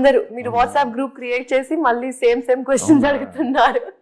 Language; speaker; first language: Telugu; non-native, local second language; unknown